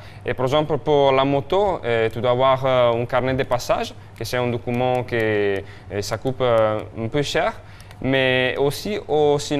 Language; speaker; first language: French; non-native, fluent; Italian